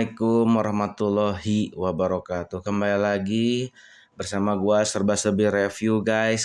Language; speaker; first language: Indonesian; native; Indonesian